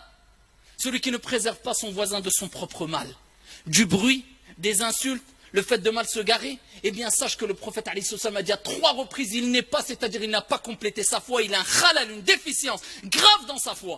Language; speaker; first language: French; early bilingual, other home language; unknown